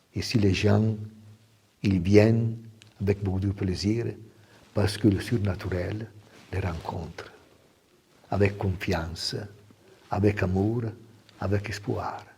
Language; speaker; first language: French; non-native, fluent; Italian